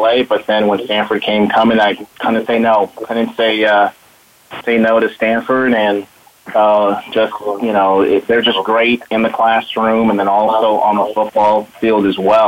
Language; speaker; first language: English; native; English